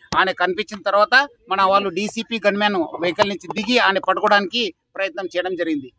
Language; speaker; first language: Telugu; non-native, fluent; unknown